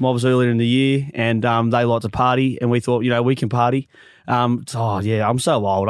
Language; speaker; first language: English; native; English